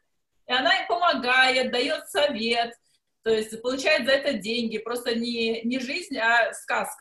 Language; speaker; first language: Russian; native; Russian